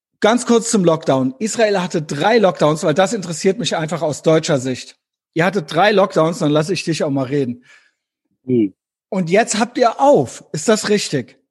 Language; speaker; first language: German; native; German